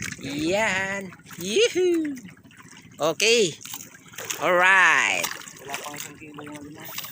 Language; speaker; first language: Filipino; non-native, local second language; Bikol